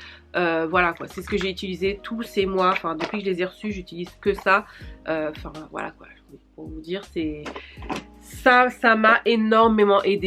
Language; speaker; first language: French; native; French